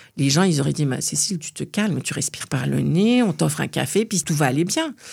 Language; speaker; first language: French; native; French